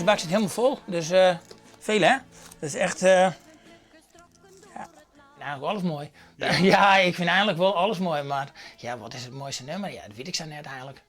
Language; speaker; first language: Dutch; non-native, local second language; Western Frisian